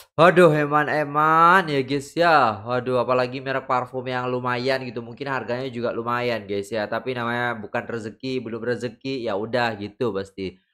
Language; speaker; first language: Indonesian; native; Indonesian